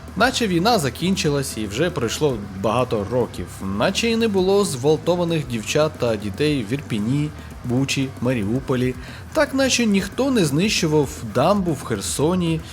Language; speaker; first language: Ukrainian; native; Ukrainian